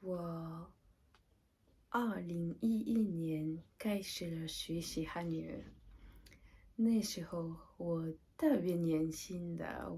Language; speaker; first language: Chinese; non-native, learner; French